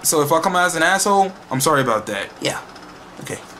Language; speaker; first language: English; native; English